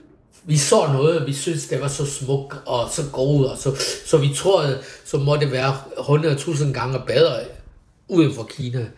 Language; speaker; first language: Danish; non-native, fluent; Chinese